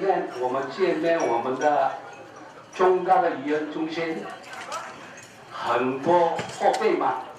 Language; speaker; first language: Chinese; non-native, fluent; Korean